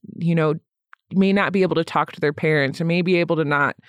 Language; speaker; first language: English; native; English